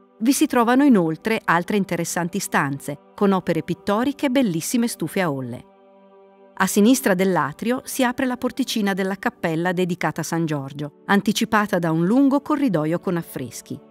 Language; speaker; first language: Italian; native; Italian